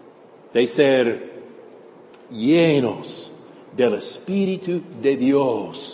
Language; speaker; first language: Spanish; non-native, fluent; English